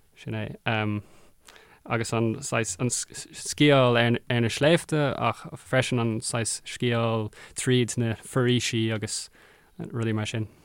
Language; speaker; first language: Irish; non-native, local second language; English